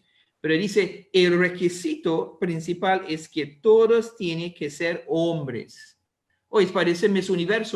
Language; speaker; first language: Spanish; non-native, learner; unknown